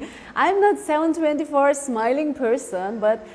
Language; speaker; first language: English; non-native, fluent; Turkish